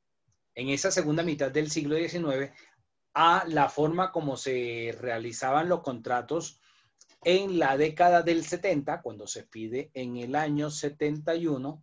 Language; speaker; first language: Spanish; native; Spanish